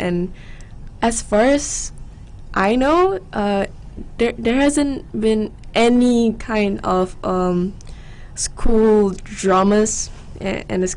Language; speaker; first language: English; non-native, local second language; Indonesian